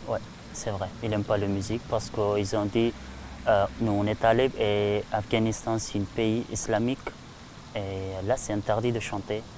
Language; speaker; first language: French; non-native, learner; Persian